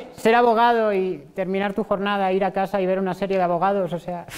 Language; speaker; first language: Spanish; native; Spanish